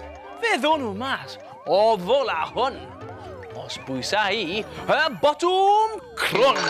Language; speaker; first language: Welsh; native; Welsh